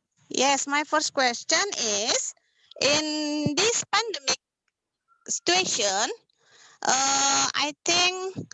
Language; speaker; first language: English; non-native, learner; Indonesian